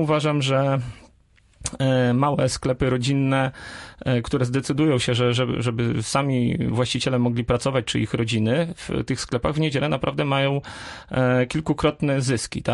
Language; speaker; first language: Polish; native; Polish